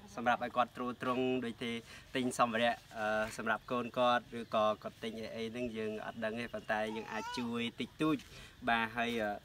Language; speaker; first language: Khmer; non-native, local second language; Jarai